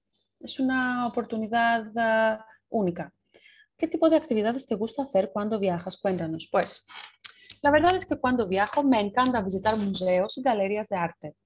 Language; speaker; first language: Spanish; non-native, fluent; Greek